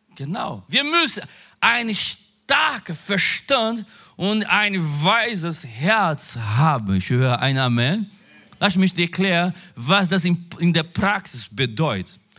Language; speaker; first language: German; non-native, learner; Portuguese